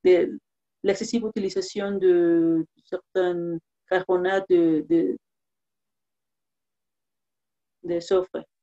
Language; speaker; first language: French; non-native, learner; Spanish